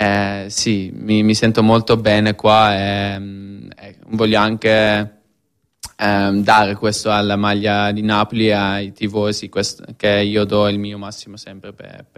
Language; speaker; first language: Italian; non-native, fluent; Dutch